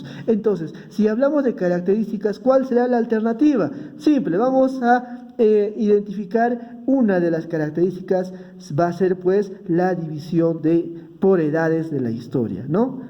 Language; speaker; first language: Spanish; native; Spanish